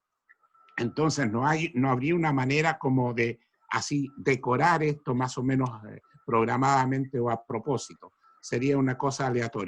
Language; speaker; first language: Spanish; native; Spanish